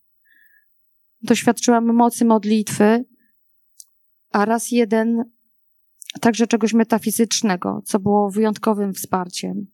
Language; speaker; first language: Polish; native; Polish